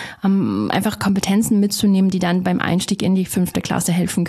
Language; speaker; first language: German; native; German